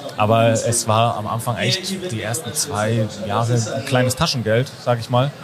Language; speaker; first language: German; native; German